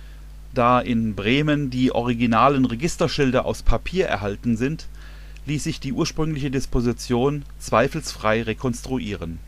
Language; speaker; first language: German; native; German